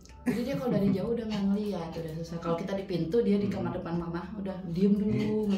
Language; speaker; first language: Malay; non-native, local second language; Sundanese